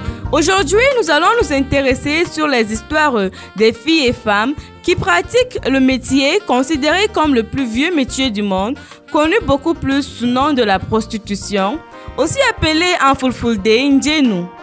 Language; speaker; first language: French; non-native, local second language; Fula